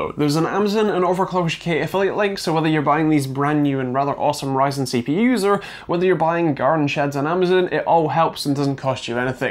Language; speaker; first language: English; native; English